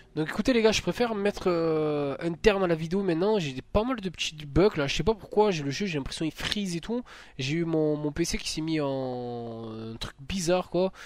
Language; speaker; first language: French; native; French